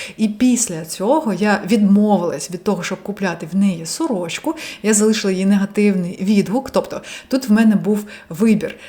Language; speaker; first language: Ukrainian; non-native, local second language; Russian